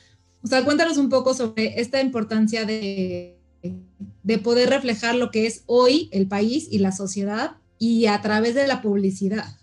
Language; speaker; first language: Spanish; native; Spanish